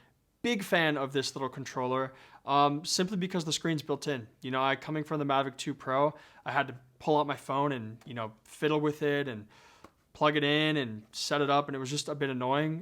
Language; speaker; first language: English; native; English